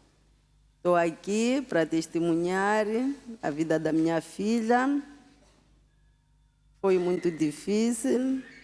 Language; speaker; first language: Portuguese; non-native, local second language; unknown